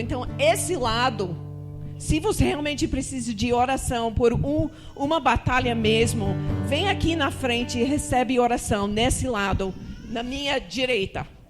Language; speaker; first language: Portuguese; non-native, fluent; English